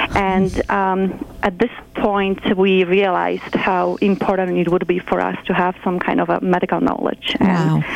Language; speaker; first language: English; non-native, fluent; Polish